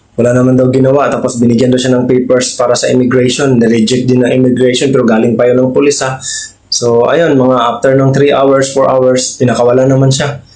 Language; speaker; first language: Filipino; native; Filipino